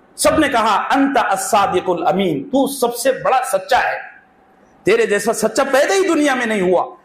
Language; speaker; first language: Urdu; native; Urdu